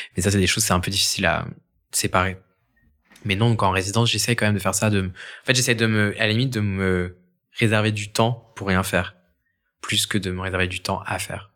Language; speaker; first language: French; native; French